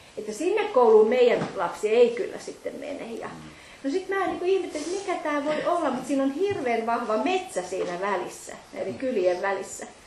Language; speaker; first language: Finnish; native; Finnish